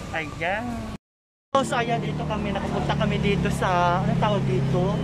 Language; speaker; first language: Filipino; non-native, local second language; Cebuano